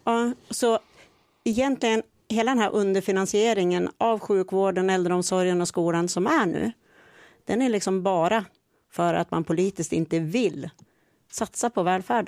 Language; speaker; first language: Swedish; native; Swedish